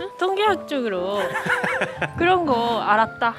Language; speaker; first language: Korean; non-native, learner; Japanese